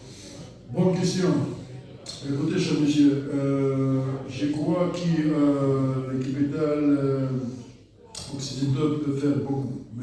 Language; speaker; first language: French; non-native, learner; Russian